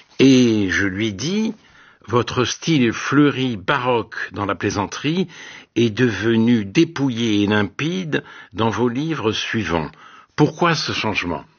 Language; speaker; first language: French; native; French